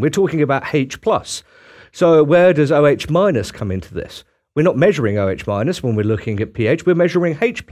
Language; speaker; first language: English; native; English